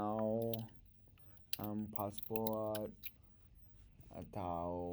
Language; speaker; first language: Indonesian; non-native, learner; English